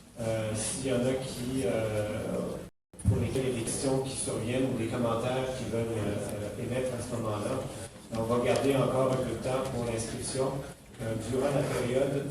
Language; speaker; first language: French; native; French